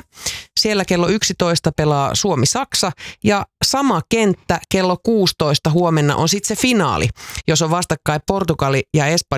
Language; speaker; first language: Finnish; native; Finnish